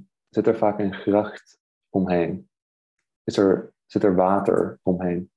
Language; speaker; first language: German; non-native, learner; Dutch